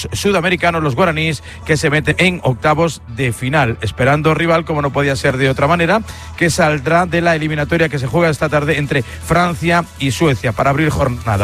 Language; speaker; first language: Spanish; native; Spanish